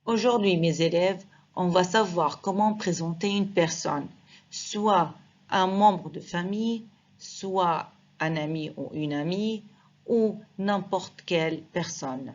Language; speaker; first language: French; non-native, fluent; Arabic